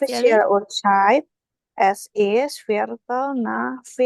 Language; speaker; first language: German; non-native, learner; Indonesian